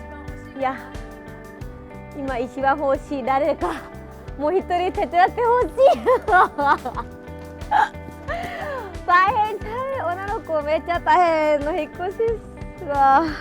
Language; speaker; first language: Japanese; non-native, learner; Vietnamese